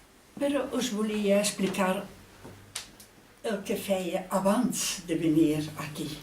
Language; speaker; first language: Catalan; non-native, fluent; Dutch